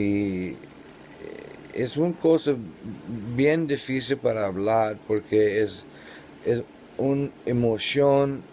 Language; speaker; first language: Spanish; non-native, learner; English